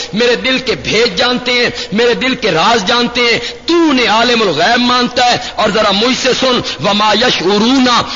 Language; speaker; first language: Urdu; non-native, local second language; Punjabi